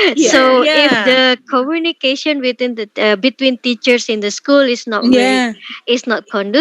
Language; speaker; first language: English; non-native, fluent; Indonesian